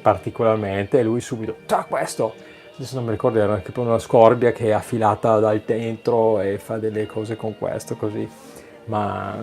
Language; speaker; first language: Italian; non-native, fluent; German